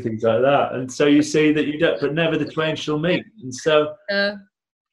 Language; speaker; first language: English; native; English